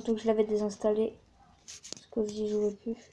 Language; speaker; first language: French; native; French